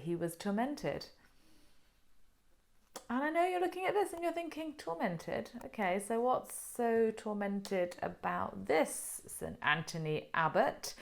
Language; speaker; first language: English; native; English